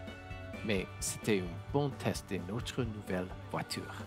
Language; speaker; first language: French; non-native, learner; English